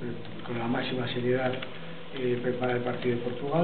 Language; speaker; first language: Spanish; native; Spanish